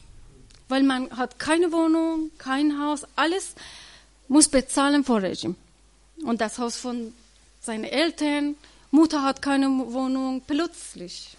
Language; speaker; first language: German; non-native, learner; Persian